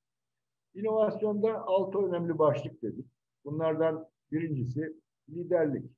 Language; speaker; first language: Turkish; native; Turkish